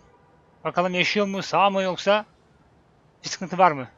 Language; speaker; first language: Turkish; native; Turkish